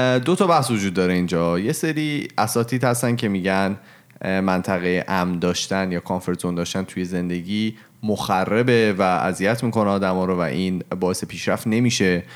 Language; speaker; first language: Persian; native; Persian